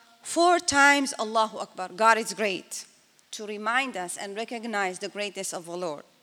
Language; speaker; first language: English; non-native, fluent; Arabic